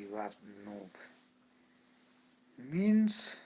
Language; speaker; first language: English; non-native, learner; Hindi